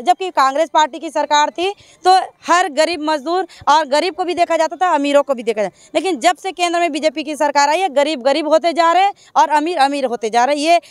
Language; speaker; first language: Hindi; native; Hindi